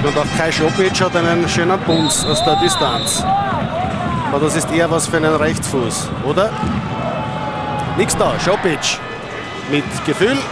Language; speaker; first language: German; native; German